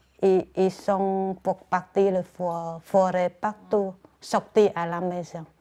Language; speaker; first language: French; non-native, learner; Khmer